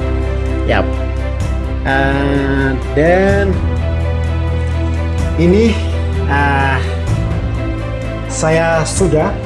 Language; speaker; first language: Indonesian; non-native, learner; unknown